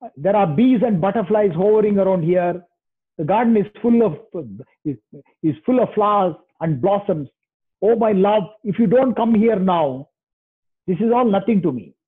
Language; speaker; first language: English; non-native, local second language; Kannada